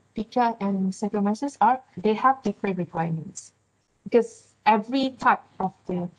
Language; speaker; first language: English; non-native, local second language; Malay